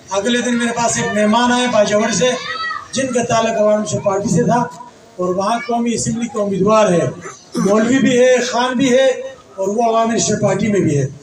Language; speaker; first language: Urdu; non-native, local second language; Pashto